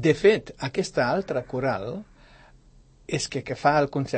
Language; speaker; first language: Catalan; non-native, fluent; Polish